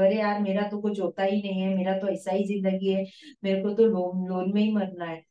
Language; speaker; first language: Hindi; non-native, local second language; Marathi